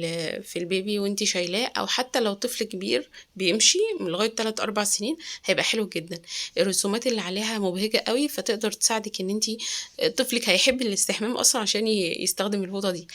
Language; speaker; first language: Arabic; native; Arabic